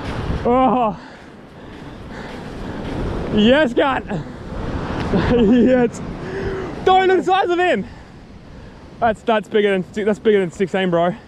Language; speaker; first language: English; native; English